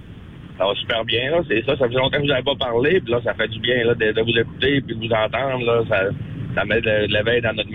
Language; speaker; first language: French; native; French